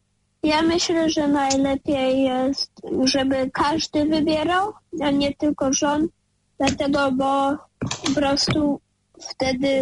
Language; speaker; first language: Polish; early bilingual, heritage; Polish